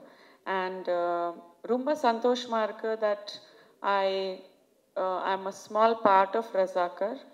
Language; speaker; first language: Tamil; non-native, fluent; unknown